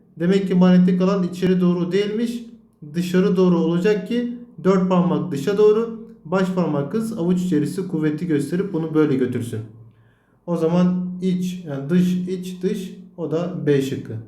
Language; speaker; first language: Turkish; native; Turkish